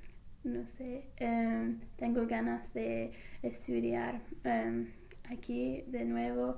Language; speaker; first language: Spanish; non-native, fluent; English